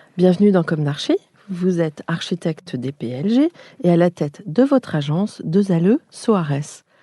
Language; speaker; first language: French; native; French